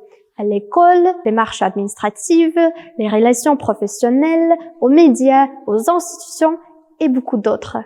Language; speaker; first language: French; non-native, fluent; Russian